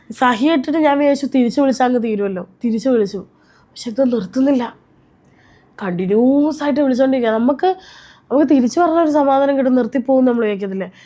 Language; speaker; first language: Malayalam; native; Malayalam